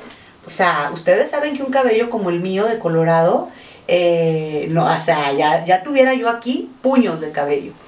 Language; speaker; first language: Spanish; native; Spanish